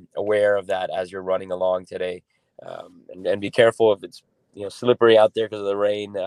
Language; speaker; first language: English; native; English